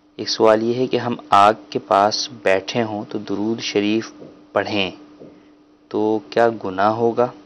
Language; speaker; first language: Urdu; native; Urdu